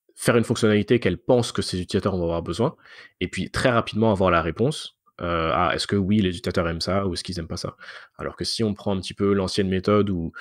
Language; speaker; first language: French; native; French